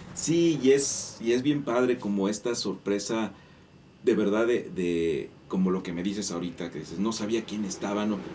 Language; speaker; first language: Spanish; native; Spanish